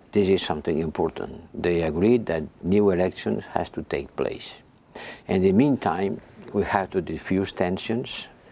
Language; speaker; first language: English; non-native, fluent; Spanish